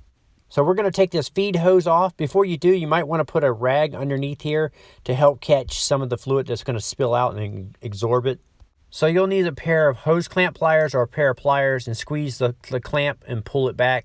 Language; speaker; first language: English; native; English